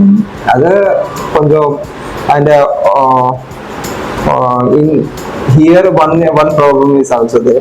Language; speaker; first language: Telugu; non-native, learner; Malayalam